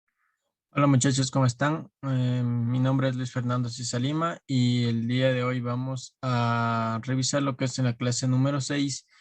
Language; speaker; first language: Spanish; native; Spanish